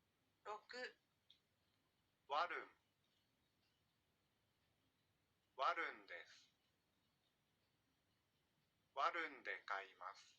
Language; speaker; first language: Japanese; non-native, learner; Indonesian